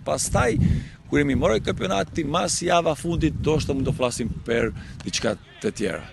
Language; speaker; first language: Albanian; non-native, learner; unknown